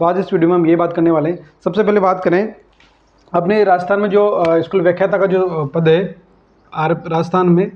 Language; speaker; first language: Hindi; native; Hindi